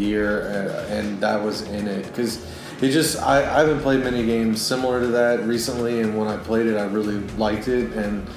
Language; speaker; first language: English; native; English